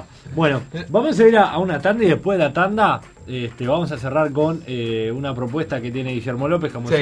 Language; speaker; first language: Spanish; native; Spanish